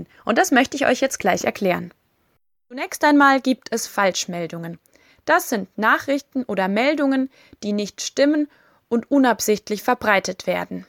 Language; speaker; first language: German; native; German